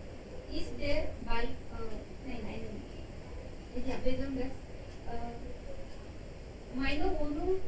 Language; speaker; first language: German; non-native, learner; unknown